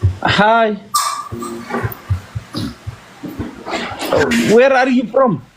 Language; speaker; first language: English; non-native, learner; Oromo